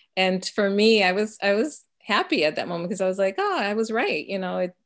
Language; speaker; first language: English; early bilingual, other home language; Spanish